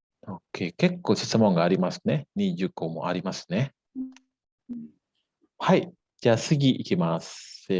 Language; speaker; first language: Japanese; non-native, fluent; Indonesian